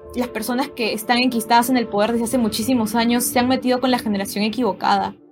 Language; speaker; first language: Spanish; native; Spanish